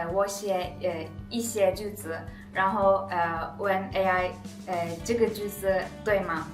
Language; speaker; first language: Chinese; non-native, learner; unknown